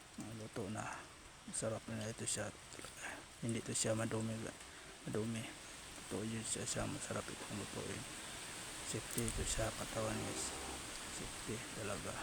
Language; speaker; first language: Filipino; non-native, local second language; Cebuano